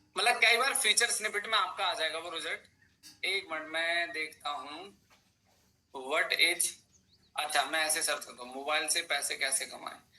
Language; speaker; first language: Hindi; native; Hindi